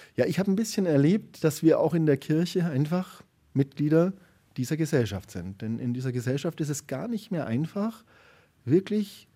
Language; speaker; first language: German; native; German